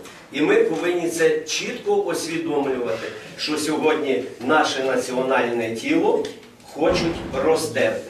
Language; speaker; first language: Ukrainian; native; Ukrainian